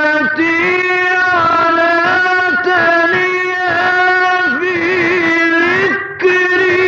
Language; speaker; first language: Arabic; native; Arabic